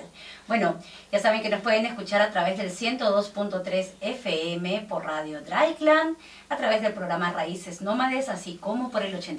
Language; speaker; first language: Spanish; native; Spanish